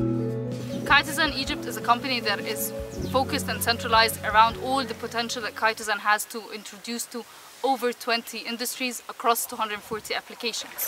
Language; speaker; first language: English; non-native, fluent; Arabic